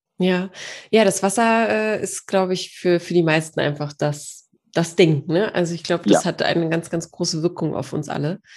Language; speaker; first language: German; early bilingual, other home language; Polish